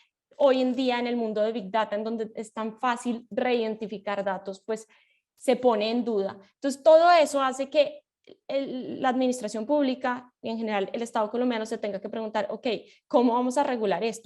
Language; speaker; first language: Spanish; native; Spanish